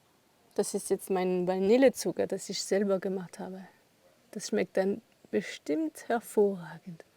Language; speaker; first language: German; non-native, fluent; French